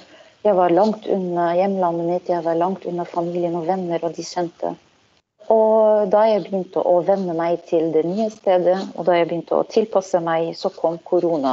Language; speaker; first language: Norwegian; non-native, fluent; Arabic